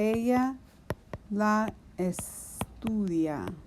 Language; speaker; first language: Spanish; non-native, fluent; English